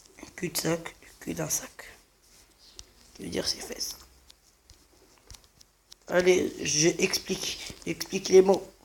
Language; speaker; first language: French; non-native, local second language; Arabic